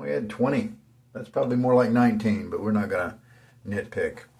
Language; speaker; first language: English; native; English